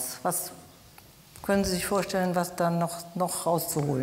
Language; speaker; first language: German; native; German